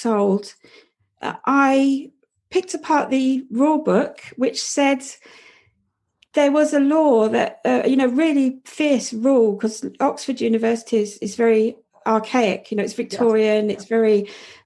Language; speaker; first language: English; native; English